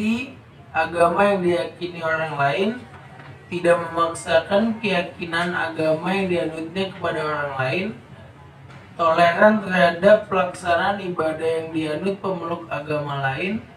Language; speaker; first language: Indonesian; native; Indonesian